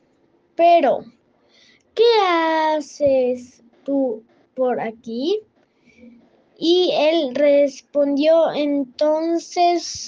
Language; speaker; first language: Spanish; non-native, learner; French